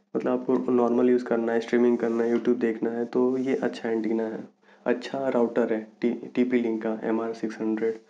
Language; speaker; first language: Hindi; native; Hindi